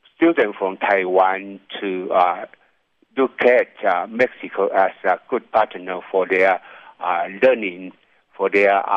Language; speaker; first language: English; non-native, fluent; Chinese